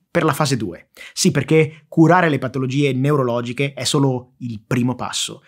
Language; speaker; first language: Italian; native; Italian